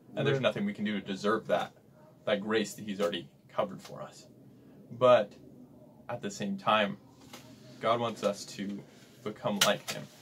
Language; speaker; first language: English; native; English